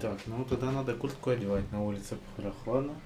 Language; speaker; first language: Russian; native; Russian